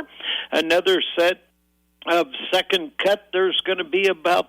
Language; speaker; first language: English; native; English